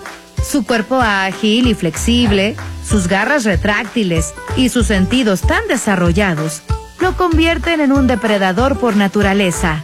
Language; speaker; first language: Spanish; native; Spanish